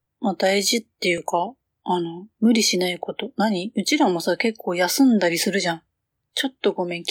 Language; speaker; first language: Japanese; native; Japanese